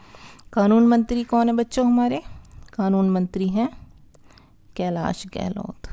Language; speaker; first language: Hindi; native; Hindi